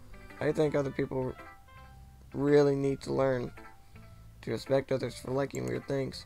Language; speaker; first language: English; native; English